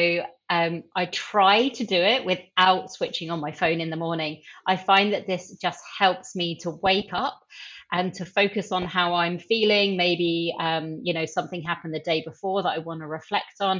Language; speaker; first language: English; native; English